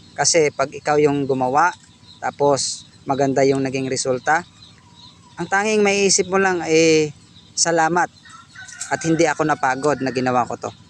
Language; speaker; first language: Filipino; non-native, local second language; Cebuano